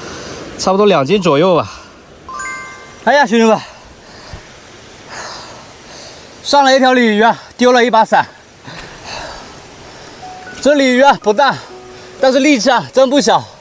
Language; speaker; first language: Chinese; native; Chinese